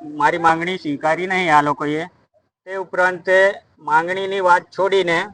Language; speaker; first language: Gujarati; non-native, local second language; Gamit